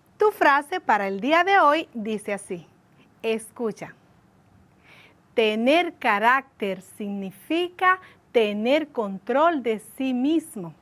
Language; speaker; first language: Spanish; native; Spanish